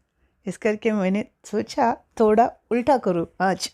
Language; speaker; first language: Hindi; non-native, local second language; Tulu